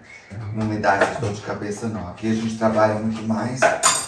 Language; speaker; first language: Portuguese; native; Portuguese